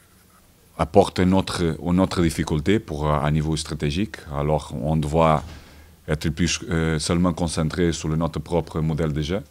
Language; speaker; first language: French; non-native, fluent; Portuguese